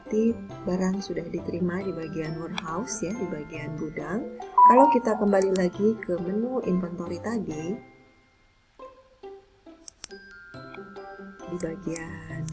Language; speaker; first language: Indonesian; native; Indonesian